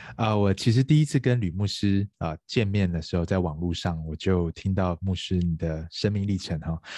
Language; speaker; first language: Chinese; native; Chinese